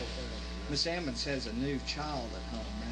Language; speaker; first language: English; native; English